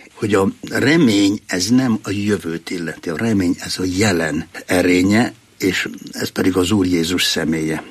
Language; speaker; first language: Hungarian; native; Hungarian